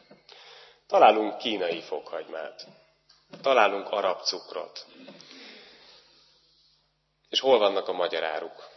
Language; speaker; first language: Hungarian; native; Hungarian